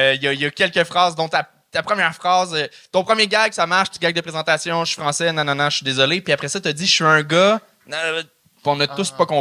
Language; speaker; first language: French; native; French